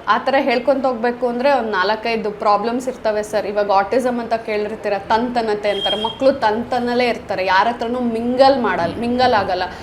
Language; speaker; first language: Kannada; native; Kannada